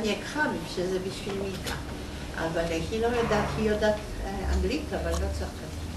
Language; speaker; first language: Hebrew; non-native, fluent; Polish